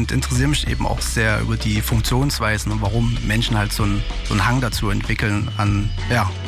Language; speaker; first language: German; native; German